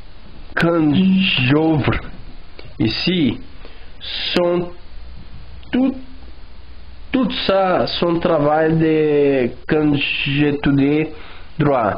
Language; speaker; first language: French; non-native, learner; Portuguese